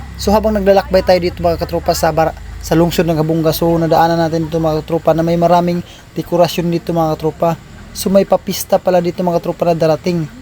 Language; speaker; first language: Filipino; non-native, local second language; Surigaonon